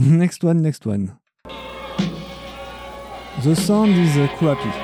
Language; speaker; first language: English; non-native, learner; French